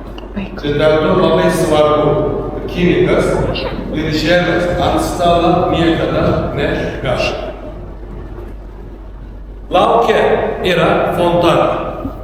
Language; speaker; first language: Lithuanian; non-native, learner; Turkish